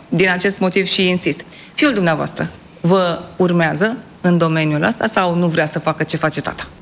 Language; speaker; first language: Romanian; native; Romanian